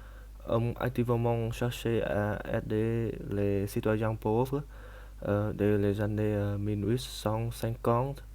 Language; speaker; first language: French; non-native, learner; Vietnamese